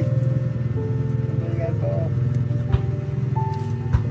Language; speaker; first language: Filipino; non-native, local second language; Bikol